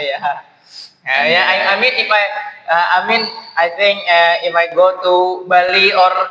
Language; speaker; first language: English; non-native, learner; Indonesian